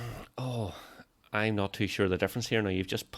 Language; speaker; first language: English; native; English